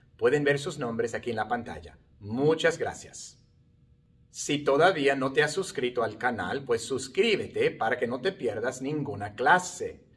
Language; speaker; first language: Spanish; non-native, fluent; English